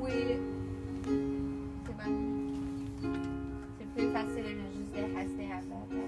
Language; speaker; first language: French; non-native, learner; Chinese